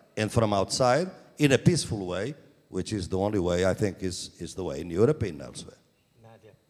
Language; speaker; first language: English; non-native, fluent; Portuguese